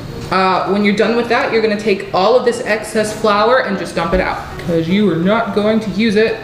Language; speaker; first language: English; native; English